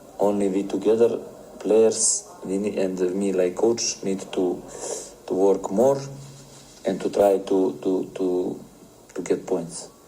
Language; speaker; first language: English; non-native, learner; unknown